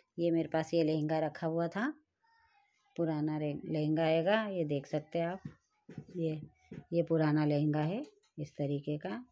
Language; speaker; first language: Hindi; native; Hindi